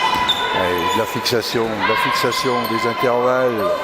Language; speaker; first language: French; native; French